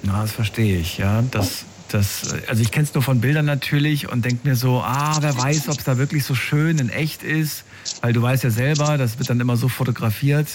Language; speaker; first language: German; native; German